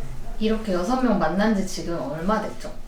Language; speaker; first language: Korean; native; Korean